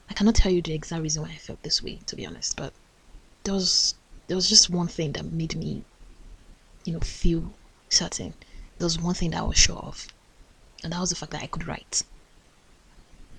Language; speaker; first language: English; non-native, local second language; Yoruba